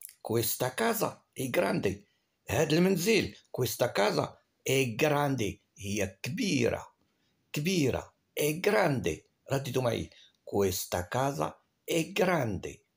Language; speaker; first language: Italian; non-native, fluent; Arabic